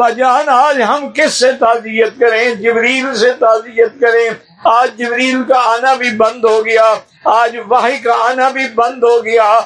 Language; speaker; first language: Urdu; native; Urdu